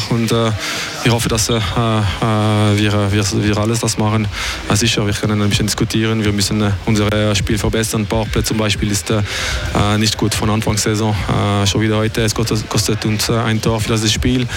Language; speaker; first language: German; non-native, fluent; French